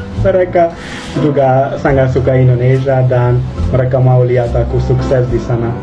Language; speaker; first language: Indonesian; non-native, fluent; Hungarian